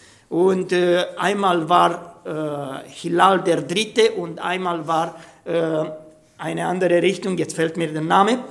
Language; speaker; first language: German; non-native, fluent; Romanian